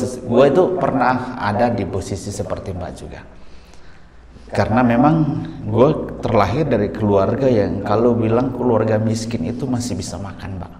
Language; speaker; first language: Indonesian; native; Indonesian